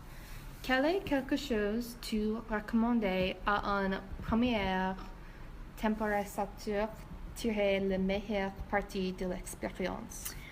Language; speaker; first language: French; non-native, learner; English